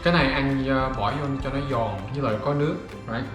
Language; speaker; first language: Vietnamese; early bilingual, heritage; Vietnamese